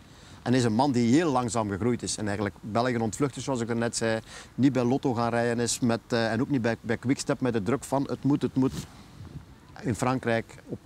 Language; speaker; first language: Dutch; native; Dutch